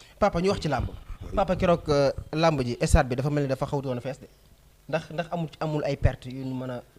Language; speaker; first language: Wolof; native; Wolof